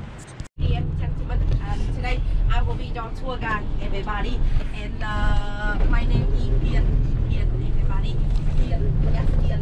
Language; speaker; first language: English; non-native, learner; Vietnamese